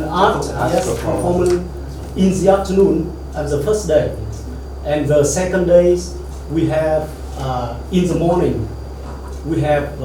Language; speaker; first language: English; non-native, learner; Vietnamese